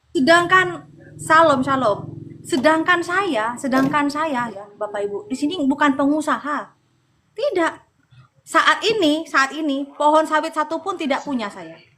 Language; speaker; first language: Indonesian; non-native, local second language; Madurese